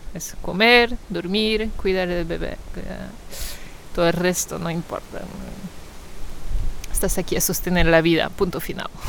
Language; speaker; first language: Spanish; non-native, fluent; French